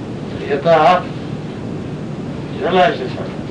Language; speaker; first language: Russian; non-native, learner; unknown